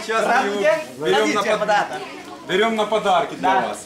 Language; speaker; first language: Russian; native; Russian